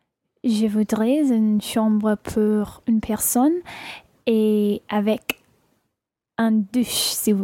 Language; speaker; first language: French; non-native, learner; English